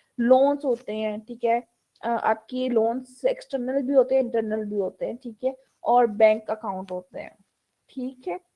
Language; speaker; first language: Urdu; native; Urdu